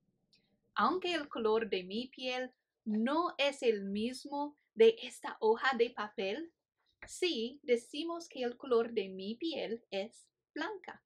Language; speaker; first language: Spanish; non-native, fluent; English